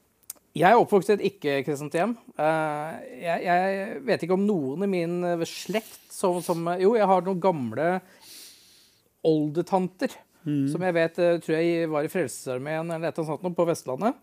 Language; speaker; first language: Norwegian; native; Norwegian